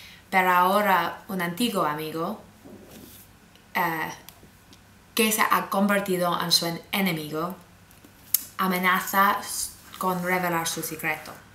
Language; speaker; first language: Spanish; non-native, learner; English